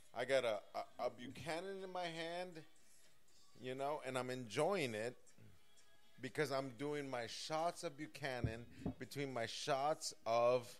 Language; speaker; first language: English; early bilingual, other home language; Spanish